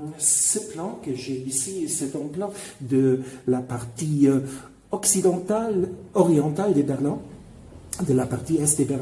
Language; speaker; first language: French; non-native, fluent; German